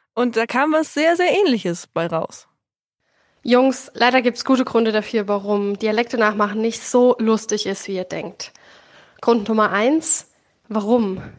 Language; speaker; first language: German; native; German